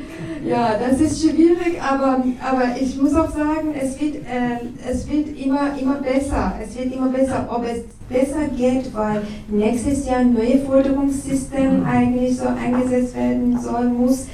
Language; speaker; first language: German; non-native, learner; Persian